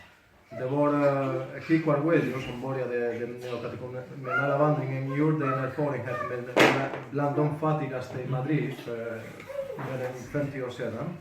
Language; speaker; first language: Swedish; non-native, fluent; Spanish